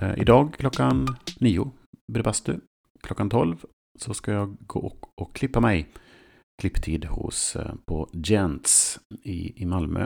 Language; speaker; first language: Swedish; native; Swedish